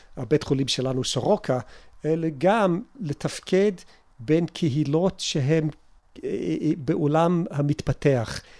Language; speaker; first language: Hebrew; non-native, fluent; English